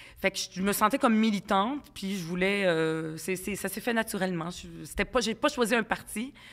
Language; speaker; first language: French; early bilingual, other home language; Arabic